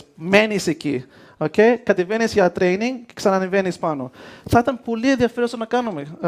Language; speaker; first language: Greek; early bilingual, heritage; Greek